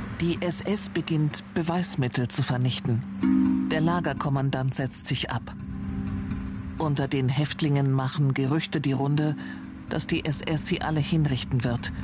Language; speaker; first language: German; native; German